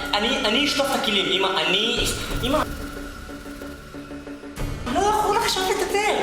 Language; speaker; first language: Hebrew; native; Hebrew